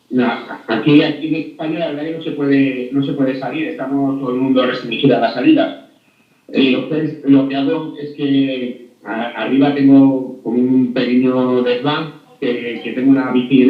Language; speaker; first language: Spanish; native; Spanish